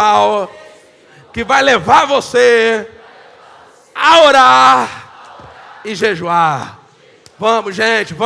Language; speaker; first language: Portuguese; native; Portuguese